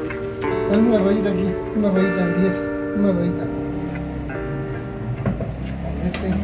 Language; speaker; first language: Spanish; native; Spanish